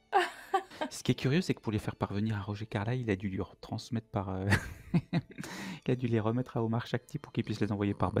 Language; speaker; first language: French; native; French